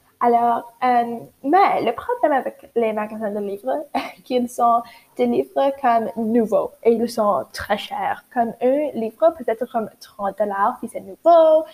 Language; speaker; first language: French; non-native, learner; English